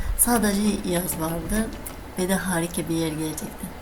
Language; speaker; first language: Turkish; non-native, learner; Arabic